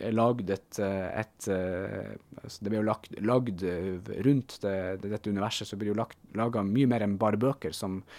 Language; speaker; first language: Norwegian; native; Norwegian